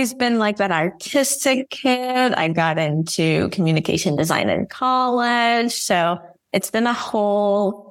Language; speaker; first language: English; non-native, fluent; Portuguese